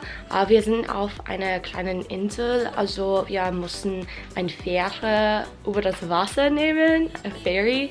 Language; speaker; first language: German; non-native, learner; English